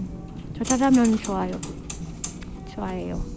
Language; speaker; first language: Korean; non-native, learner; English